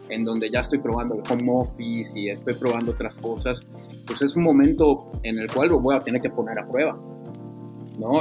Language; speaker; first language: Spanish; native; Spanish